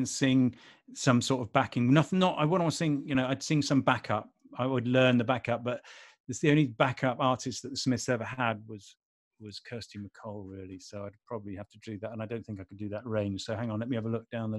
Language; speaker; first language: English; native; English